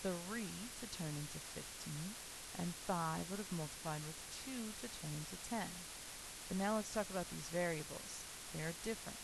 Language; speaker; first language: English; native; English